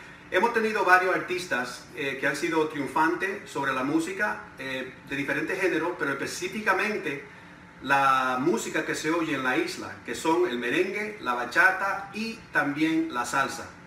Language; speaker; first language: Spanish; native; Spanish